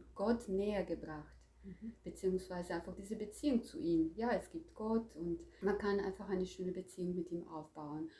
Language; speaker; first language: German; non-native, fluent; Croatian